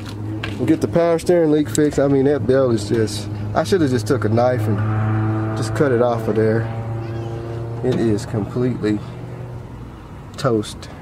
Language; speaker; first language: English; native; English